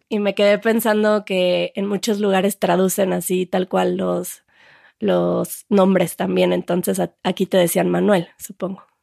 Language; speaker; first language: Spanish; native; Spanish